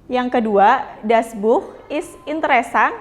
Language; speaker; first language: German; non-native, fluent; Indonesian